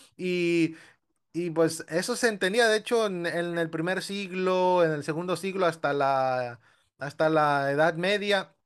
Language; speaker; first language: Spanish; early bilingual, heritage; Spanish